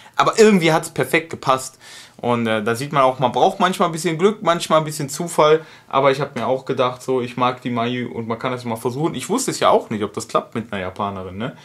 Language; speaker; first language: German; native; German